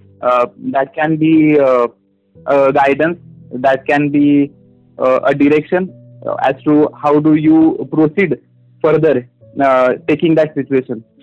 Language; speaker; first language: English; non-native, local second language; Marathi